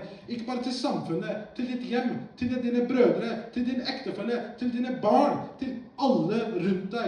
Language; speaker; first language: Norwegian; early bilingual, other home language; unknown